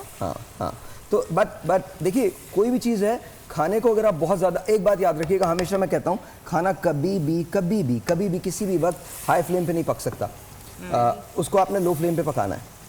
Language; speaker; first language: Urdu; native; Urdu